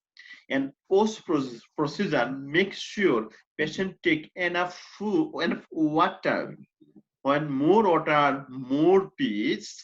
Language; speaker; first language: English; non-native, fluent; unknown